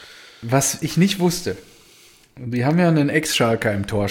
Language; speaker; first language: German; native; German